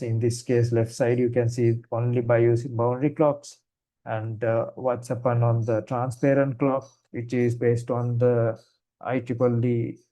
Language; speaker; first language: English; non-native, fluent; Sinhala